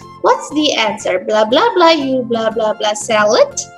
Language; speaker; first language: English; non-native, fluent; Indonesian